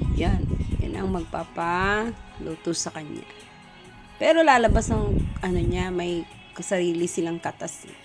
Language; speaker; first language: Filipino; non-native, local second language; Cebuano